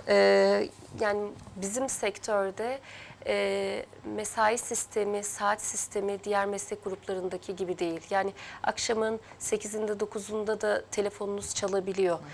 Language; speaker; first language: Turkish; early bilingual, heritage; Turkish